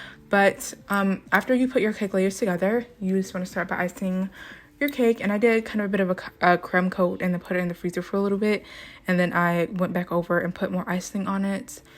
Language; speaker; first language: English; native; English